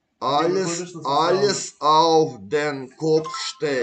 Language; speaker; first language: German; non-native, learner; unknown